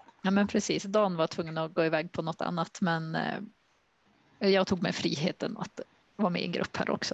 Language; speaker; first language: Swedish; native; Swedish